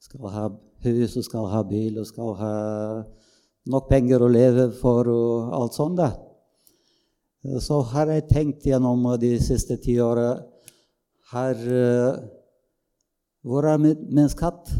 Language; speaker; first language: Norwegian; non-native, fluent; Bulgarian